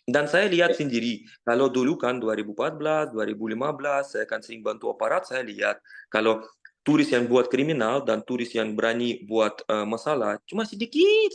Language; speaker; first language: Indonesian; non-native, fluent; Russian